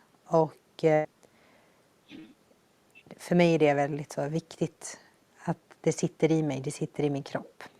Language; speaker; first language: Swedish; early bilingual, other home language; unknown